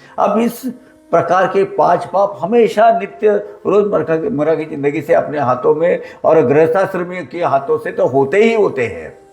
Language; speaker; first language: Hindi; non-native, local second language; Marathi